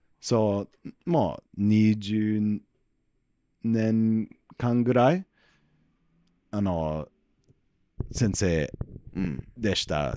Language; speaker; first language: Japanese; non-native, learner; English